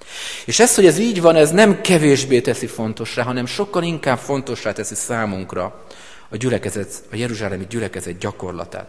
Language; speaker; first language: Hungarian; native; Hungarian